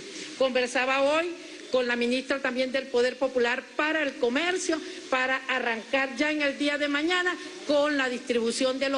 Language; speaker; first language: Spanish; native; Spanish